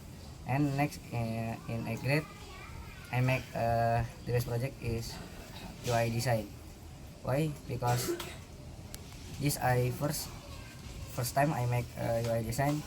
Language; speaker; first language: English; non-native, learner; Indonesian